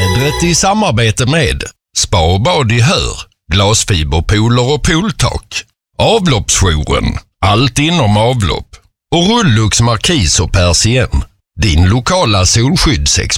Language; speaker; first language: Swedish; native; Swedish